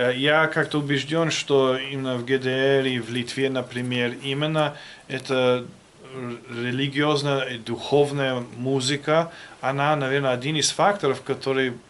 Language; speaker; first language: Russian; non-native, fluent; German